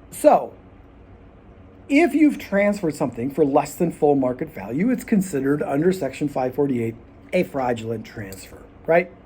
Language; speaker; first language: English; native; English